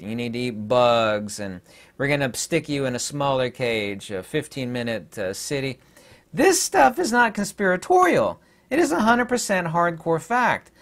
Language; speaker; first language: English; native; English